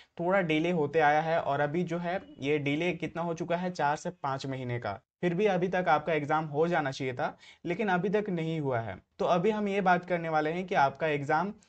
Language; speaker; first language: Hindi; native; Hindi